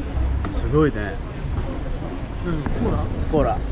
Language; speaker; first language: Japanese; non-native, learner; Filipino